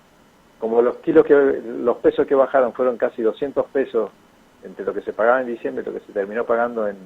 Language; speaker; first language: Spanish; native; Spanish